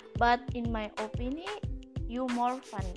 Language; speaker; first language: English; non-native, learner; Indonesian